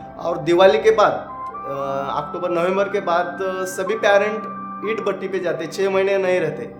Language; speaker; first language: Hindi; non-native, local second language; Marathi